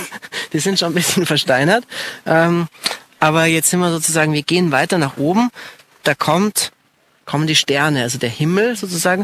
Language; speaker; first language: German; native; German